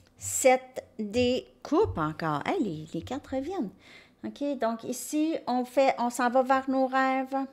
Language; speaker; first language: French; native; French